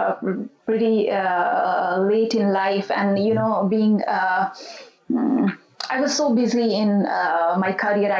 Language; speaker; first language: English; non-native, local second language; Nepali